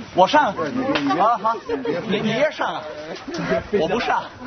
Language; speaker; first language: Chinese; non-native, learner; English